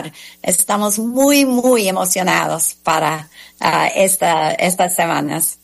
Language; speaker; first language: Spanish; non-native, fluent; English